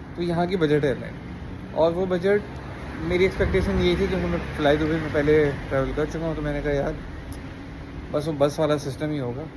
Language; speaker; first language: Hindi; native; Hindi